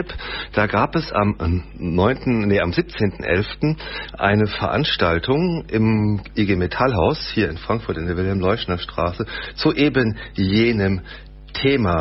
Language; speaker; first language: German; native; German